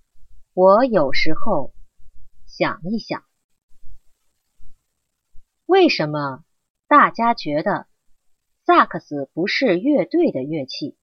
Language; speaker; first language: Chinese; non-native, learner; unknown